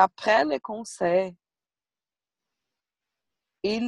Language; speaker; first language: French; non-native, learner; Portuguese